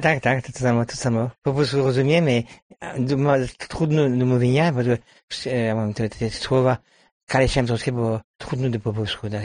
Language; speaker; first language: Polish; non-native, learner; French